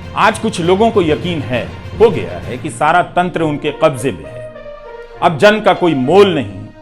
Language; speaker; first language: Hindi; non-native, local second language; Bhojpuri